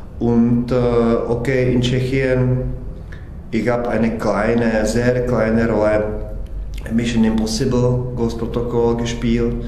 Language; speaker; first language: German; non-native, fluent; Czech